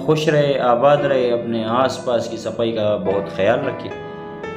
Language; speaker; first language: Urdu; non-native, local second language; Pashto